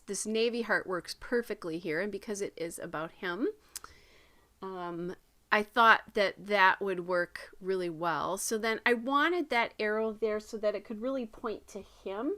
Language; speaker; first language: English; native; English